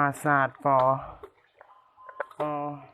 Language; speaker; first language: English; non-native, learner; Thai